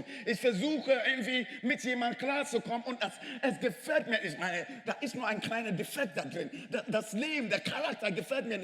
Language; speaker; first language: German; non-native, fluent; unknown